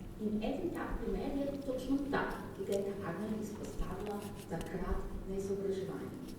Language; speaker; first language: Slovenian; non-native, fluent; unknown